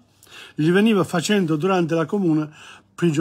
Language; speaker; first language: Italian; non-native, fluent; English